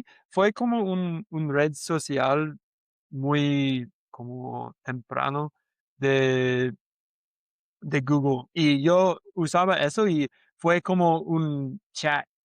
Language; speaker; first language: Spanish; non-native, learner; English